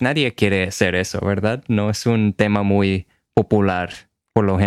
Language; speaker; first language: Spanish; non-native, fluent; English